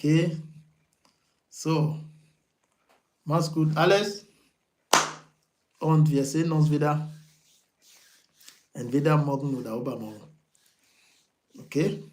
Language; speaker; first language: German; non-native, learner; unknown